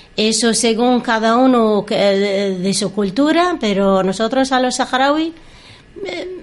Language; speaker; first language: Spanish; non-native, fluent; Arabic